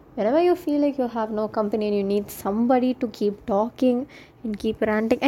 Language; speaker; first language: English; non-native, local second language; Tamil